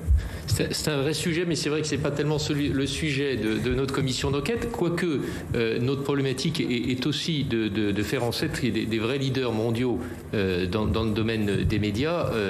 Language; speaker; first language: French; native; French